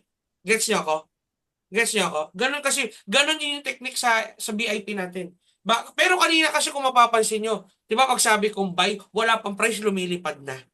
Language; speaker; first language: Filipino; native; Filipino